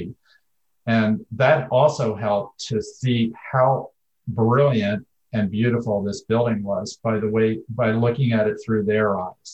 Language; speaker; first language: English; native; English